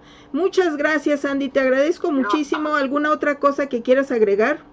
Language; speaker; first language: Spanish; native; Spanish